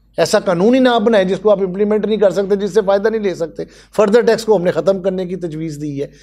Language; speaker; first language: Urdu; native; Urdu